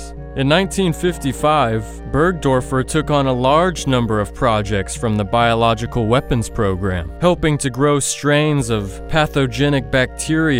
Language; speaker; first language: English; native; English